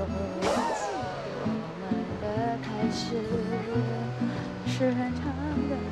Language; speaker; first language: Chinese; non-native, learner; Malay